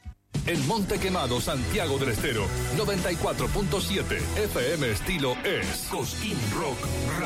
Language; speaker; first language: Spanish; native; Spanish